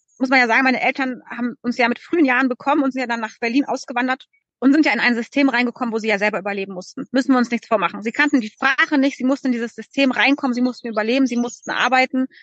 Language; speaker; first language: German; early bilingual, other home language; Polish